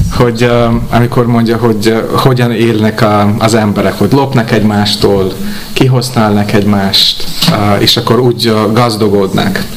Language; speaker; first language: Hungarian; non-native, fluent; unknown